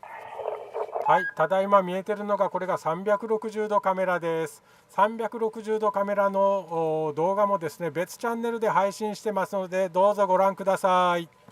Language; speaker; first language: Japanese; native; Japanese